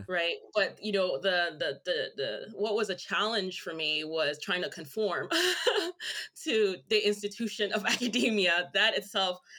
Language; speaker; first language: English; early bilingual, other home language; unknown